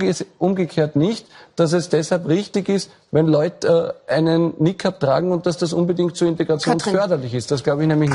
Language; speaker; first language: German; native; German